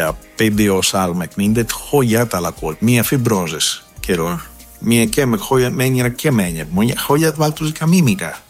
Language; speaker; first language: Hungarian; non-native, fluent; Greek